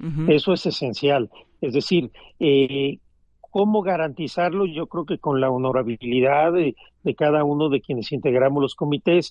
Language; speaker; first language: Spanish; native; Spanish